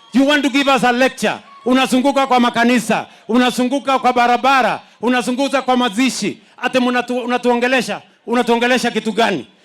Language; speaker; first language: Swahili; non-native, local second language; Kalenjin